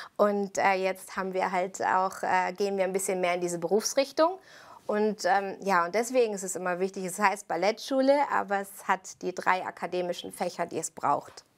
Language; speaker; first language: German; early bilingual, other home language; Italian